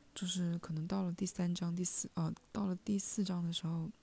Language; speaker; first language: Chinese; native; Chinese